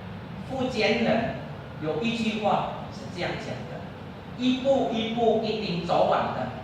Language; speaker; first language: Chinese; non-native, learner; Indonesian